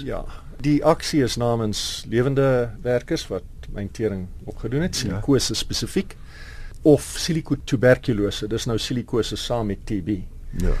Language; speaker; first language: Afrikaans; non-native, local second language; English